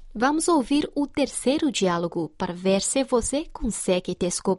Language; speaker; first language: Portuguese; non-native, fluent; Chinese